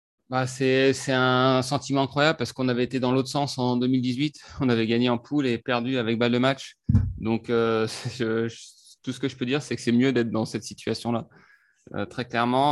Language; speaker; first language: French; native; French